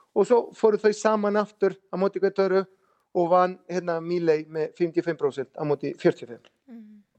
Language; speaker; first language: Icelandic; non-native, fluent; Spanish